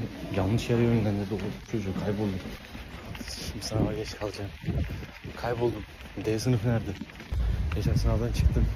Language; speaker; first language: Turkish; native; Turkish